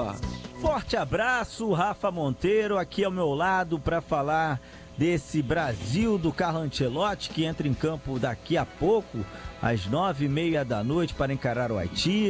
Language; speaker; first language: Portuguese; native; Portuguese